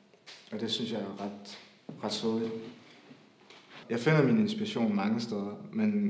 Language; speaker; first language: Danish; native; Danish